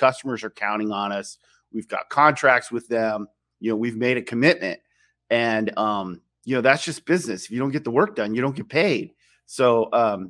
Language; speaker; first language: English; native; English